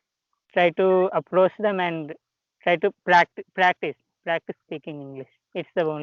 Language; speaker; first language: English; non-native, local second language; Telugu